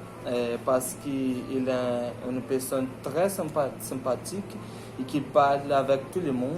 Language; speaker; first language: French; non-native, learner; Portuguese